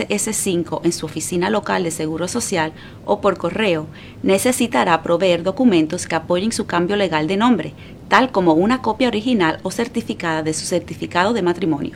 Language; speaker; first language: Spanish; native; Spanish